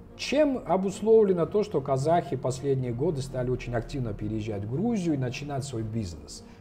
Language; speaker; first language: Russian; non-native, local second language; Georgian